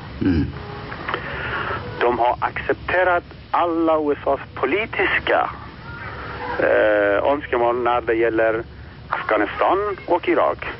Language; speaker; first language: Swedish; non-native, fluent; Persian